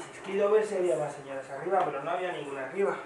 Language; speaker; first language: Spanish; native; Spanish